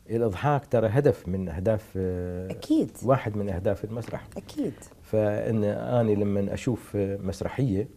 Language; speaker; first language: Arabic; native; Arabic